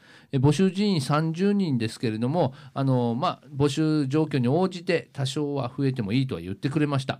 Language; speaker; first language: Japanese; native; Japanese